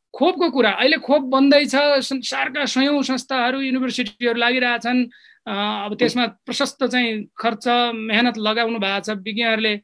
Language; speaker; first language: Nepali; non-native, local second language; Eastern Tamang